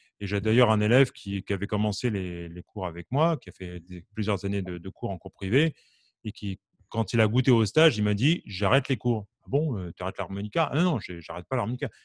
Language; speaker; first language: French; native; French